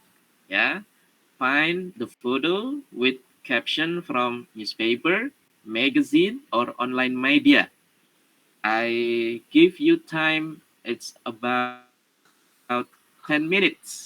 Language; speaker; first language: English; non-native, learner; Indonesian